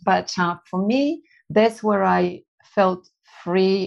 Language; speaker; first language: English; non-native, fluent; Polish